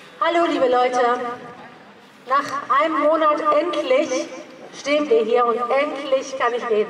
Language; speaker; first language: German; early bilingual, other home language; Persian